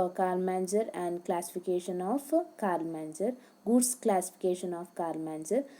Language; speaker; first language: English; non-native, local second language; Kannada